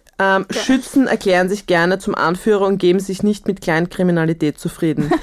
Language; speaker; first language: German; native; German